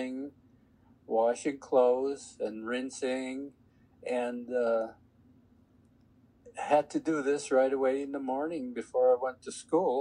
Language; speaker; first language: English; native; English